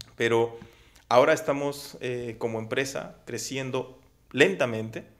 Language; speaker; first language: Spanish; native; Spanish